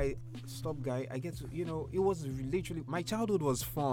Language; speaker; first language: English; non-native, local second language; Yoruba